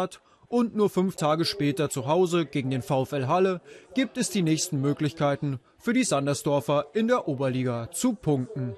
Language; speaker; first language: German; native; German